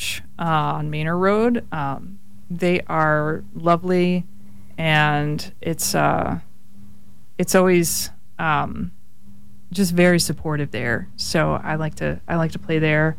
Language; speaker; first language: English; native; English